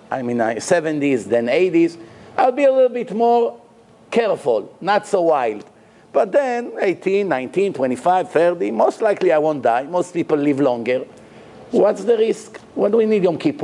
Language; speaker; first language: English; non-native, fluent; Hebrew